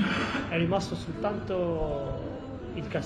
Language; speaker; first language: Italian; non-native, fluent; Albanian